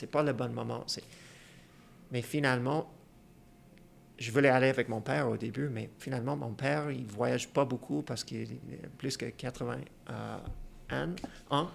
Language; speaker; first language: French; non-native, fluent; Persian